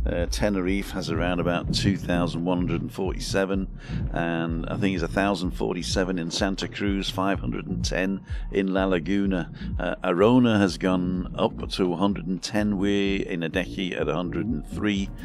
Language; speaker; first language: English; native; English